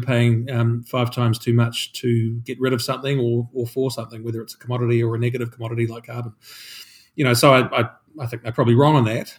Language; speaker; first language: English; native; English